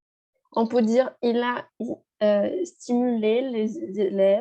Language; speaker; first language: French; non-native, fluent; Portuguese